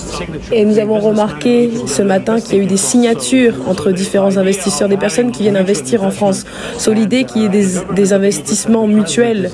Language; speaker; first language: French; non-native, fluent; Arabic